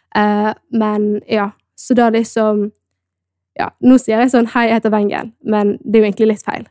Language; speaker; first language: Norwegian; early bilingual, other home language; Amharic